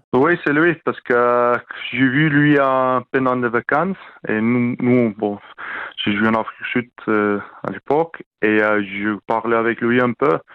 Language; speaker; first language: French; non-native, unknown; Afrikaans